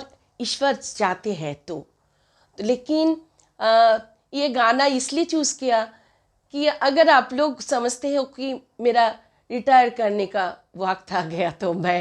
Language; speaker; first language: Hindi; non-native, local second language; Bangla